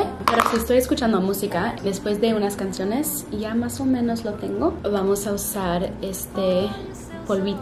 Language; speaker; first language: Spanish; early bilingual, heritage; Spanish